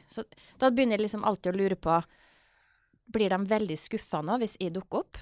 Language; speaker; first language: Norwegian; native; Norwegian